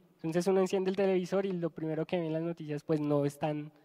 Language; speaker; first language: Spanish; native; Spanish